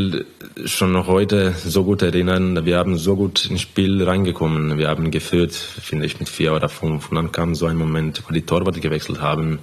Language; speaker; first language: German; non-native, fluent; Croatian